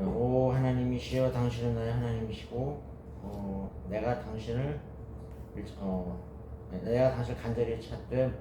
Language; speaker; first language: Korean; native; Korean